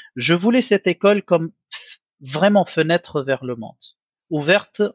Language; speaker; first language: French; non-native, local second language; Arabic